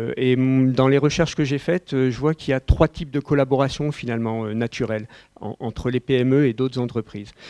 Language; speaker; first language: French; native; French